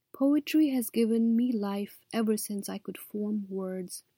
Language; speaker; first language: English; non-native, local second language; Nepali